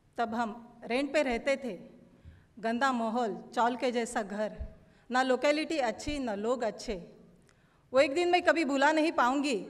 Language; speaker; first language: Hindi; non-native, local second language; Marathi